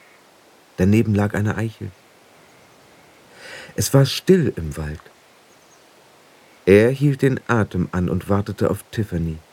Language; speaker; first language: German; native; German